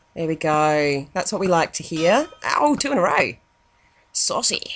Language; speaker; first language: English; native; English